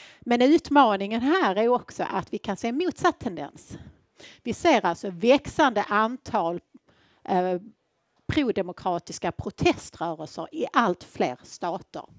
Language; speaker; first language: Swedish; native; Swedish